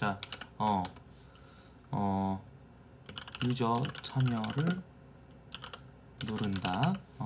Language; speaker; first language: Korean; native; Korean